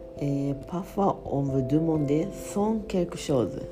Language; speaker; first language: French; non-native, fluent; Japanese